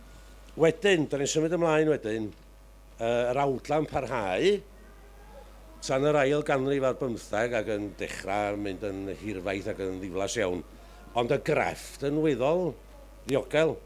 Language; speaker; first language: Welsh; native; Welsh